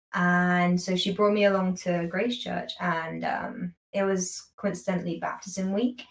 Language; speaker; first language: English; native; English